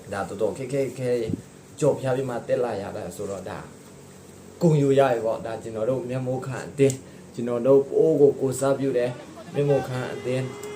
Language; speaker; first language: Burmese; non-native, local second language; Pa'o Karen